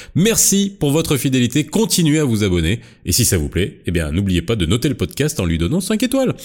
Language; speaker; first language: French; non-native, local second language; Arabic